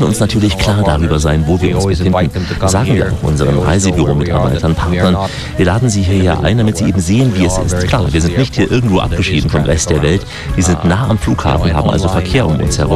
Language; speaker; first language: German; native; German